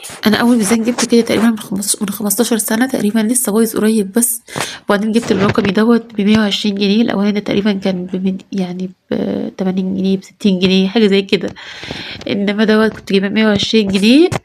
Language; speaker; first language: Arabic; native; Arabic